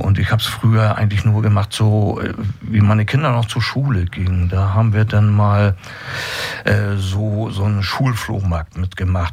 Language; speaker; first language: German; native; German